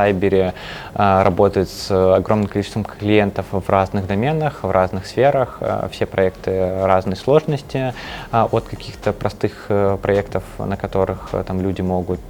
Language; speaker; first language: Russian; native; Russian